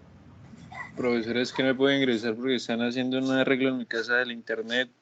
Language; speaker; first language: Spanish; native; Spanish